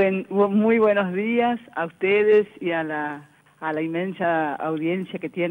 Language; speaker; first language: Spanish; native; Spanish